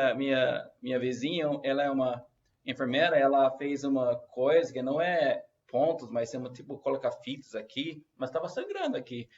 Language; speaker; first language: Portuguese; non-native, fluent; English